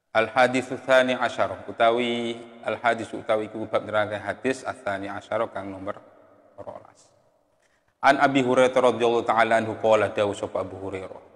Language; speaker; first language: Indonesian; non-native, local second language; Javanese